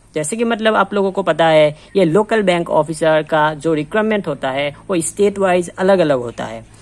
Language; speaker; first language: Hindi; non-native, local second language; Assamese